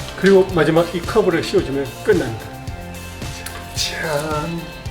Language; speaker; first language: Korean; native; Korean